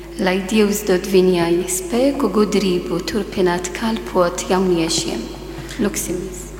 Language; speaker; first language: Latvian; native; Latvian